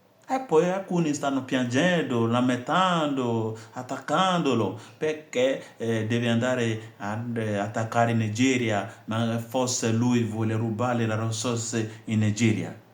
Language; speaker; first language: Italian; non-native, fluent; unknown